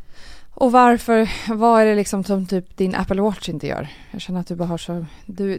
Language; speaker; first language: Swedish; native; Swedish